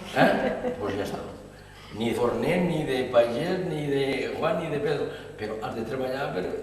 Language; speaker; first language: Catalan; native; Catalan